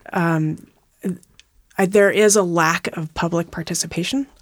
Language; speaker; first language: English; native; English